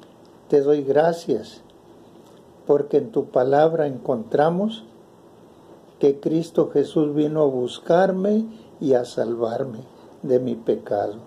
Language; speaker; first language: Spanish; native; Spanish